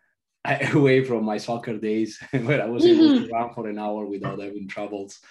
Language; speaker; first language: English; non-native, fluent; Italian